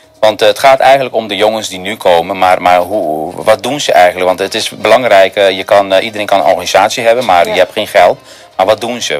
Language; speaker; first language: Dutch; non-native, fluent; Spanish